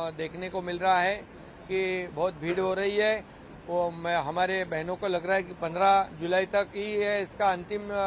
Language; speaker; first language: Hindi; non-native, local second language; Marathi